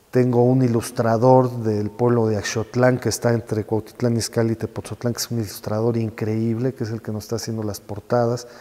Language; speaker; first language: Spanish; native; Spanish